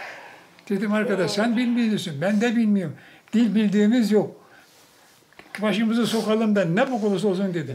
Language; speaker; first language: Turkish; native; Turkish